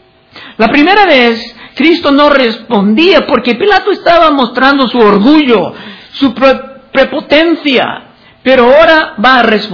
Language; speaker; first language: Spanish; non-native, fluent; English